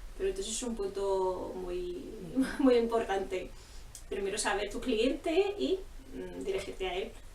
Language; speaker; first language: Spanish; non-native, fluent; Arabic